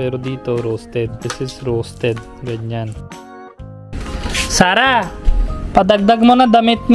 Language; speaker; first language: Filipino; non-native, learner; Hindi